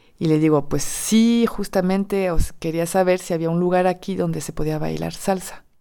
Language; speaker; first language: Spanish; non-native, fluent; French